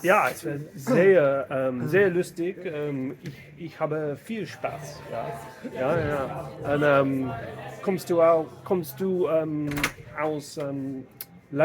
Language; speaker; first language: German; non-native, learner; English